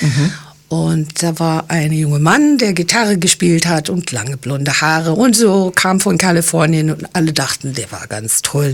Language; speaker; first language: German; early bilingual, other home language; English